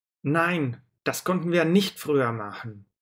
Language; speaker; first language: German; non-native, fluent; Russian